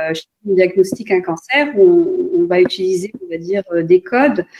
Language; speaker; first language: French; non-native, local second language; Arabic